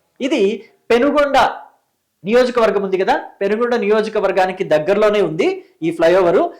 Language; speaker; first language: Telugu; native; Telugu